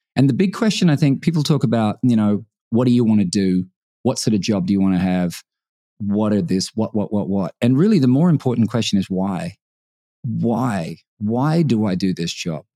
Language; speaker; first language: English; native; English